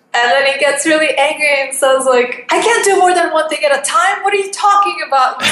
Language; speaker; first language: English; non-native, fluent; Turkish